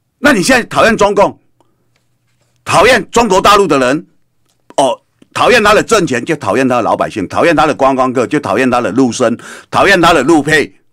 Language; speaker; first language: Chinese; native; Chinese